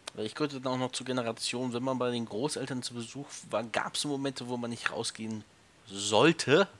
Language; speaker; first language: German; native; German